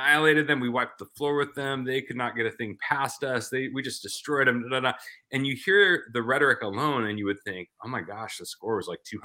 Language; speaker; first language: English; native; English